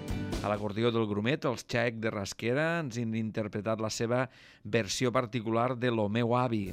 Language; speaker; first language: Catalan; native; Catalan